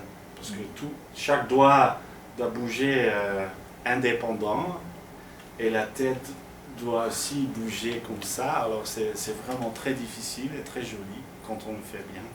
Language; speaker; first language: French; non-native, fluent; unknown